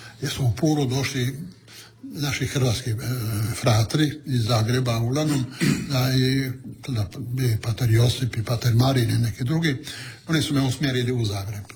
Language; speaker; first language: Croatian; non-native, local second language; Italian